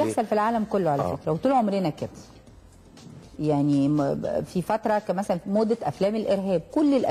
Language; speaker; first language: Arabic; native; Arabic